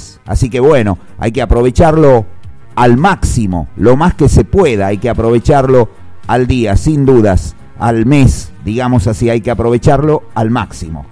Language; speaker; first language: Spanish; native; Spanish